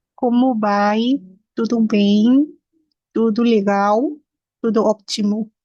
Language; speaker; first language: Portuguese; non-native, learner; Spanish